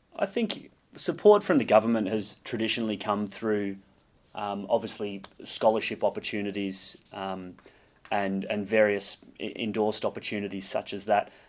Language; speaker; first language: English; native; English